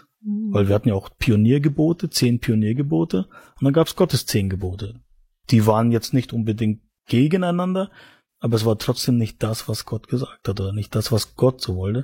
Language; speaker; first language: German; native; German